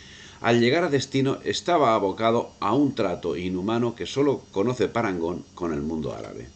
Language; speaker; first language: Spanish; native; Spanish